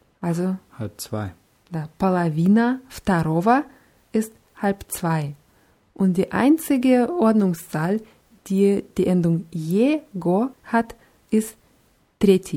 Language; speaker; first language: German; non-native, fluent; Russian